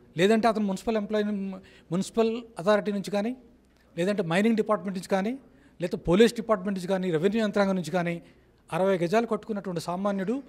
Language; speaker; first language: Telugu; native; Telugu